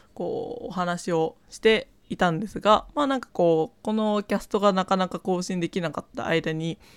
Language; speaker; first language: Japanese; non-native, fluent; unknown